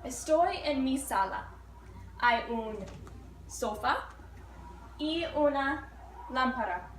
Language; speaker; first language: Spanish; non-native, learner; English